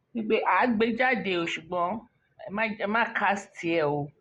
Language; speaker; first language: English; non-native, local second language; Yoruba